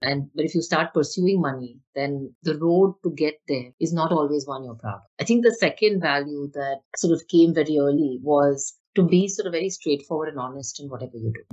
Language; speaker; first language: English; non-native, local second language; Hindi